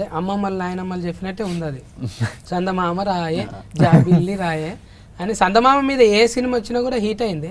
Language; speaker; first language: Telugu; native; Telugu